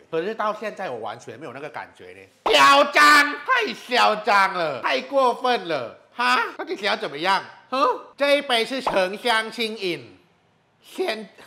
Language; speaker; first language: Chinese; non-native, fluent; Thai